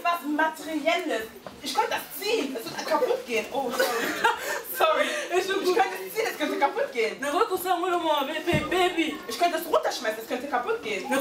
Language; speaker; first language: German; early bilingual, heritage; German